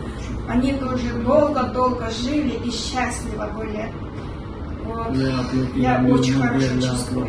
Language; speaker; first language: Russian; non-native, local second language; Kyrgyz